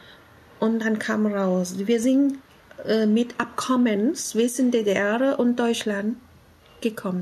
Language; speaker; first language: German; non-native, learner; Vietnamese